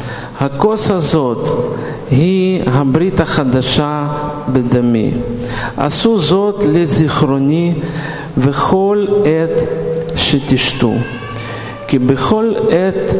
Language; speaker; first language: Hebrew; non-native, fluent; Russian